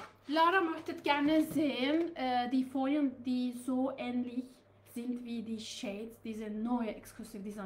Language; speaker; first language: German; non-native, learner; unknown